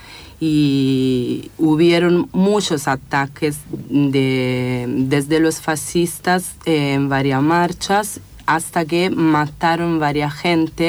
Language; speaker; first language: Spanish; non-native, fluent; Italian